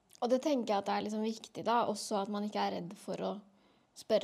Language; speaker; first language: Norwegian; native; Norwegian